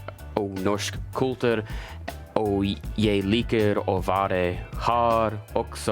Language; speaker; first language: Norwegian; non-native, learner; English